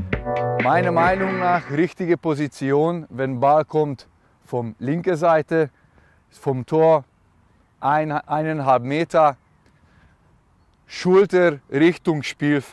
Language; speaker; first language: German; non-native, learner; Hungarian